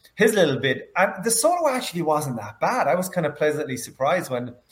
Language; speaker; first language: English; native; English